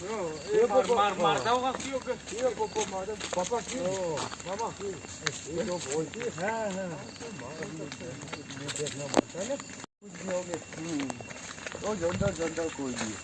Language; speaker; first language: Hindi; non-native, local second language; Mizo